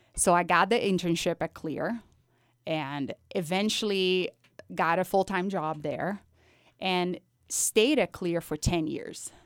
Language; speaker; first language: English; non-native, fluent; Portuguese